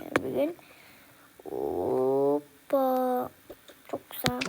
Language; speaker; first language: Turkish; early bilingual, heritage; Turkish